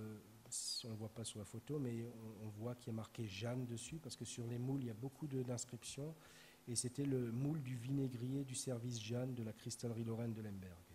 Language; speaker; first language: French; native; French